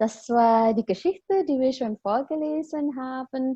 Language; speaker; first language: German; non-native, fluent; Indonesian